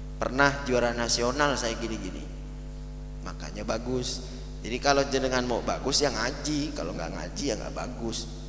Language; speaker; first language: Indonesian; non-native, local second language; Madurese